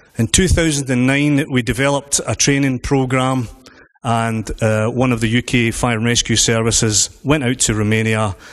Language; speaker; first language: English; native; English